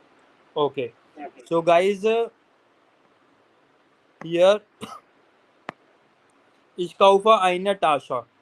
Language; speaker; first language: German; non-native, learner; Hindi